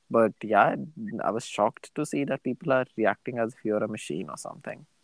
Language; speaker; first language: English; non-native, local second language; Hindi